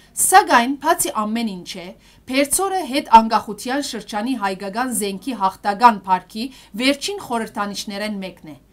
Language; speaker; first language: Armenian; early bilingual, heritage; Armenian